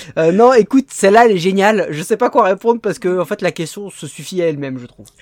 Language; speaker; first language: French; native; French